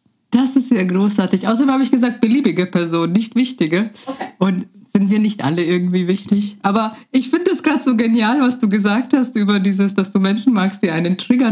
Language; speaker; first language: German; native; German